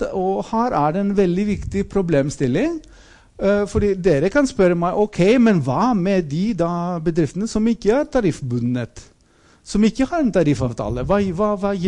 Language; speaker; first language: Norwegian; non-native, fluent; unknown